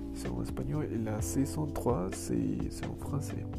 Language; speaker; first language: French; non-native, learner; Spanish